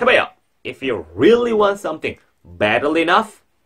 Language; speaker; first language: English; non-native, fluent; Korean